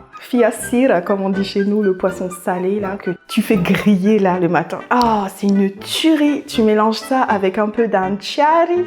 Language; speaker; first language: French; non-native, local second language; Malagasy